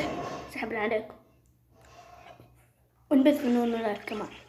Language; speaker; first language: Arabic; native; Arabic